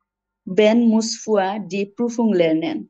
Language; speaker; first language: German; non-native, learner; Bangla